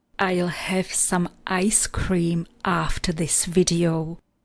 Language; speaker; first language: English; non-native, fluent; Czech